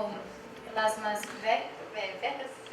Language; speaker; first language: Spanish; non-native, learner; Portuguese